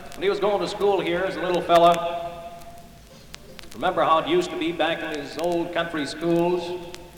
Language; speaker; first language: English; early bilingual, other home language; Ukrainian